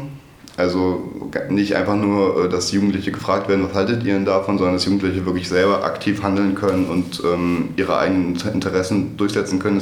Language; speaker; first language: German; native; German